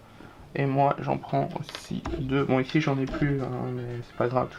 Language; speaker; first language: French; native; French